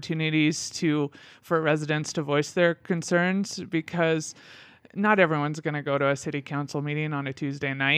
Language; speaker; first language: English; native; English